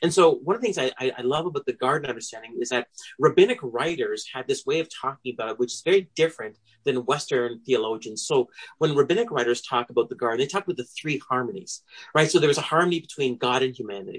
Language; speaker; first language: English; native; English